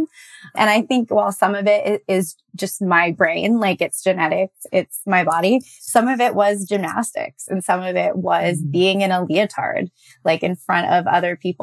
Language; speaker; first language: English; native; English